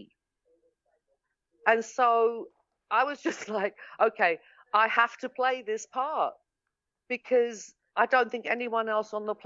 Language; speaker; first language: English; native; English